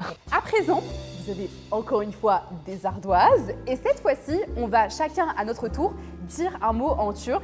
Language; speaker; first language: French; native; French